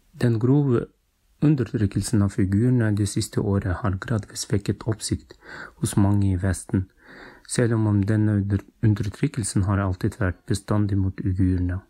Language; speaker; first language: Norwegian; non-native, fluent; Uyghur